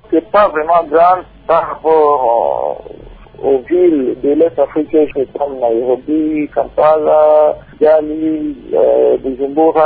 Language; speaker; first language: French; non-native, local second language; Swahili